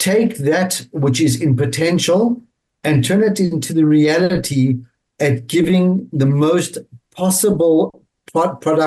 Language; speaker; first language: English; native; English